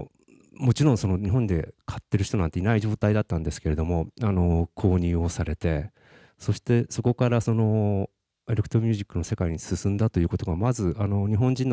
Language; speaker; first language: Japanese; native; Japanese